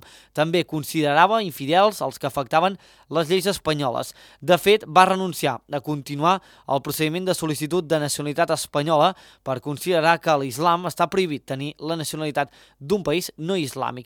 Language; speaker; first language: Catalan; native; Catalan